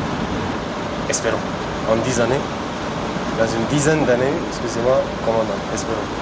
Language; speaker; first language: French; non-native, fluent; Romanian